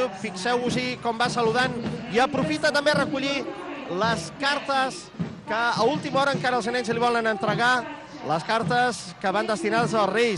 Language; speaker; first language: Catalan; native; Catalan